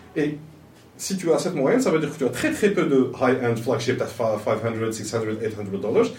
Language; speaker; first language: French; non-native, local second language; Arabic